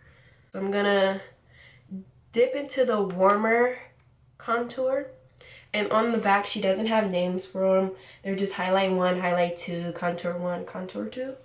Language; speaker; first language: English; native; English